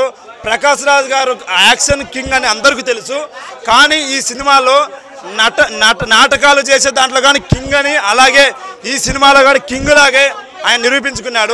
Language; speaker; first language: Telugu; native; Telugu